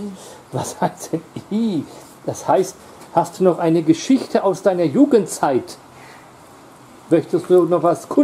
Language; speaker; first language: German; native; German